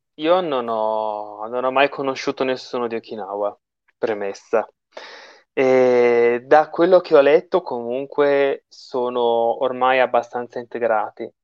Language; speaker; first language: Italian; native; Italian